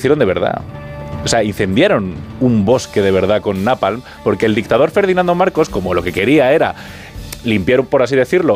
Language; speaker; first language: Spanish; native; Spanish